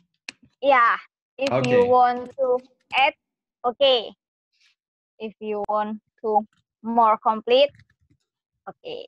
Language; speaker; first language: English; non-native, learner; Indonesian